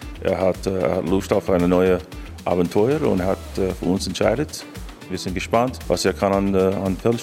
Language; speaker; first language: German; non-native, fluent; English